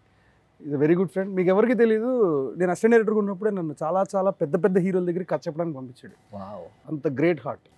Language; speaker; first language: Telugu; native; Telugu